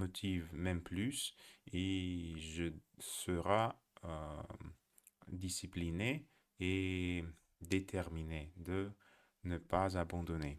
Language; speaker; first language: French; non-native, learner; Russian